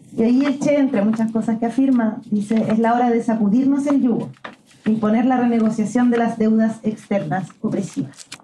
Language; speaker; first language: Spanish; native; Spanish